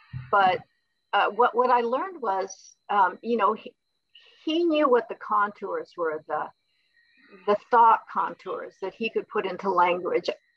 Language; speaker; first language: English; early bilingual, other home language; Polish